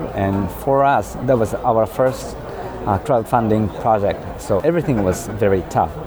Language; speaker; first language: English; non-native, fluent; Japanese